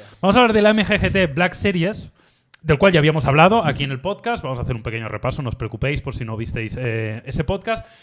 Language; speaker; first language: Spanish; native; Spanish